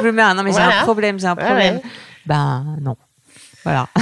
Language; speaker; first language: French; native; French